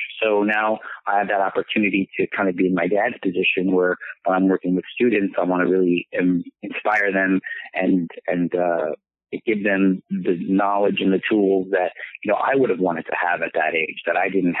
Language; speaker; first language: English; native; English